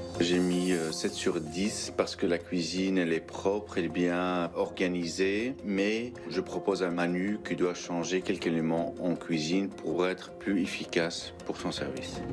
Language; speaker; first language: French; non-native, fluent; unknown